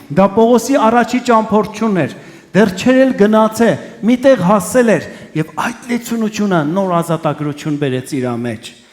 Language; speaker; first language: Armenian; early bilingual, heritage; Armenian